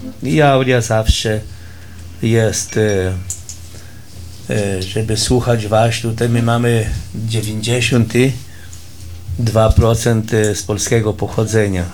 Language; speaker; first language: Polish; early bilingual, heritage; Polish